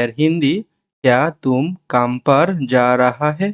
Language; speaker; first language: Hindi; non-native, learner; Bangla